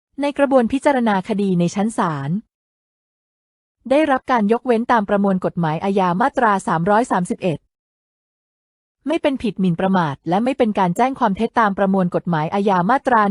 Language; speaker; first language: Thai; native; Thai